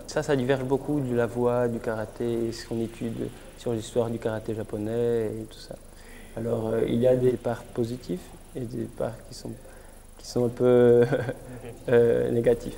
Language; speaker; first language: French; early bilingual, other home language; Portuguese